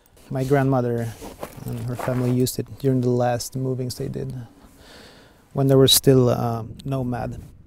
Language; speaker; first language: English; non-native, fluent; Swedish